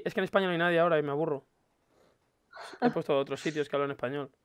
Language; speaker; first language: Spanish; native; Spanish